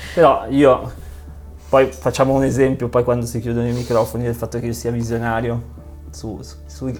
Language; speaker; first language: Italian; native; Italian